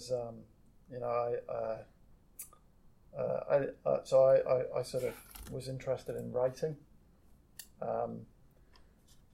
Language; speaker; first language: English; native; English